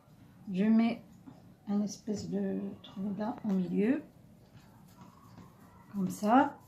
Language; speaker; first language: French; non-native, local second language; Arabic